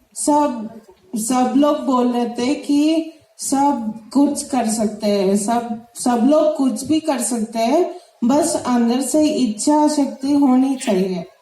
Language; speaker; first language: Hindi; non-native, local second language; Telugu